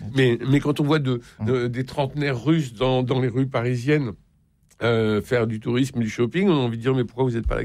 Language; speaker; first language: French; native; French